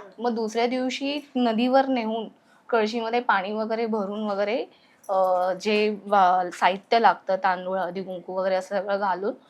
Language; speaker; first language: Marathi; native; Marathi